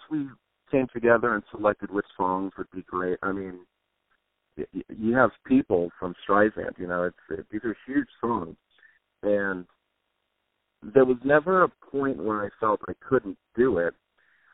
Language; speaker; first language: English; native; English